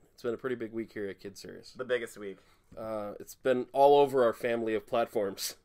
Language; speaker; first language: English; native; English